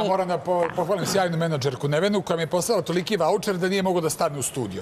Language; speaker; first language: Serbian; native; Serbian